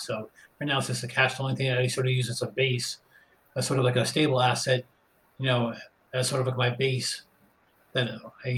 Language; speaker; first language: English; native; English